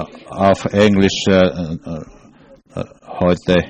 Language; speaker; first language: German; non-native, learner; English